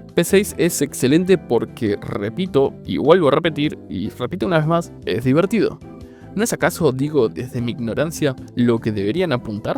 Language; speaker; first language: Spanish; native; Spanish